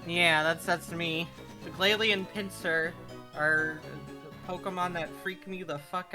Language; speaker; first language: English; native; English